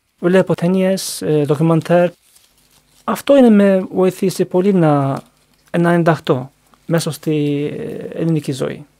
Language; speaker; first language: Greek; non-native, learner; Turkish